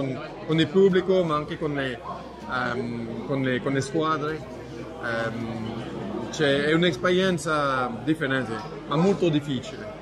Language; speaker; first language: Italian; non-native, fluent; French